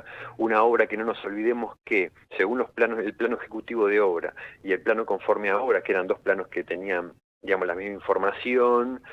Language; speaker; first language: Spanish; native; Spanish